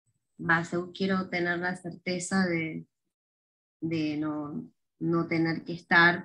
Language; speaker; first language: Portuguese; non-native, fluent; Spanish